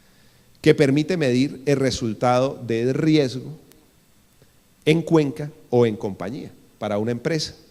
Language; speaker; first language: Spanish; native; Spanish